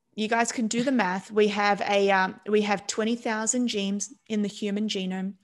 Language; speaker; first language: English; native; English